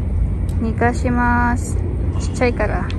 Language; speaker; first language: Japanese; non-native, learner; Filipino